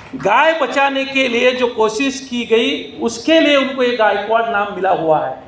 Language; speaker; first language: Hindi; non-native, local second language; Marathi